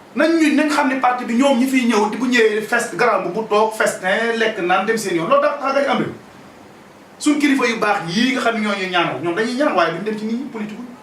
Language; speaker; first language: Wolof; native; Wolof